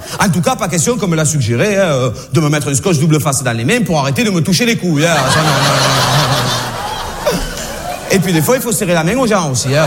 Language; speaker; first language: French; native; French